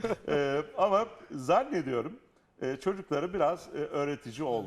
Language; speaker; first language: Turkish; non-native, fluent; Italian